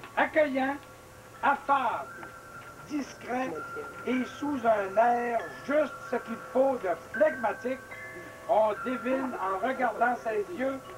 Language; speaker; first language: French; native; French